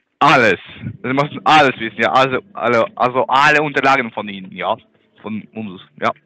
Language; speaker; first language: German; non-native, learner; Russian